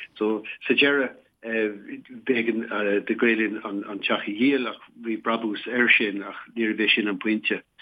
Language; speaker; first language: Irish; native; Irish